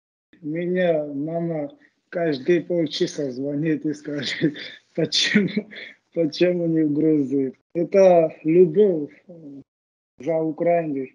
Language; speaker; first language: Russian; non-native, fluent; Georgian